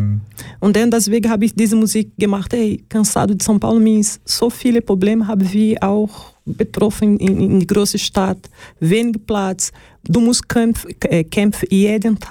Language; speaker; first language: German; non-native, learner; Portuguese